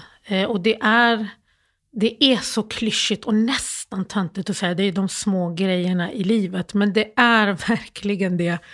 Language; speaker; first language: Swedish; early bilingual, other home language; Arabic